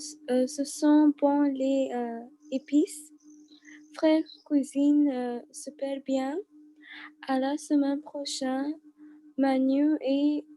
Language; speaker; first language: French; non-native, learner; Arabic